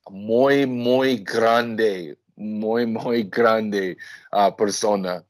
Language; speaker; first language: Spanish; non-native, learner; English